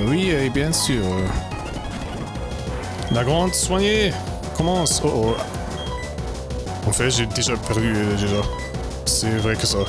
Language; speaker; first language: French; non-native, learner; German